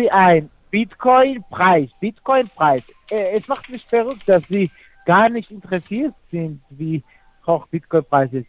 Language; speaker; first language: German; non-native, fluent; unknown